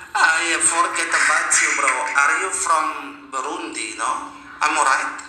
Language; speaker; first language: English; non-native, learner; Indonesian